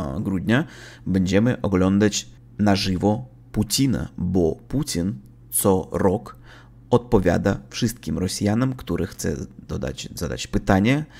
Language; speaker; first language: Polish; non-native, learner; Russian